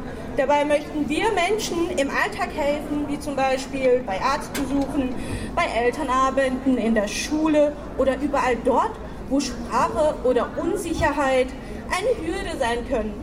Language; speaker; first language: German; early bilingual, other home language; Turkish